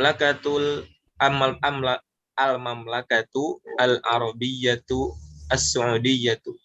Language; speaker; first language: Arabic; non-native, learner; Indonesian